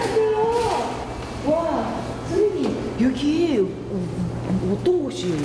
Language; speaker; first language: Korean; non-native, fluent; Uzbek